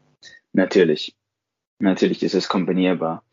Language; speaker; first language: German; non-native, fluent; Spanish